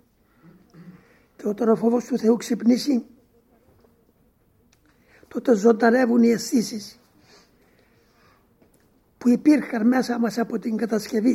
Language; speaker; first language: Greek; native; Greek